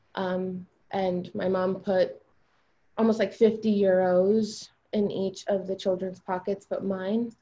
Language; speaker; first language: English; early bilingual, other home language; Albanian